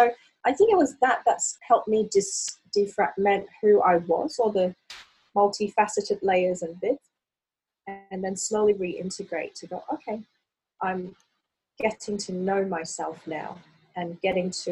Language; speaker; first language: English; non-native, local second language; Cantonese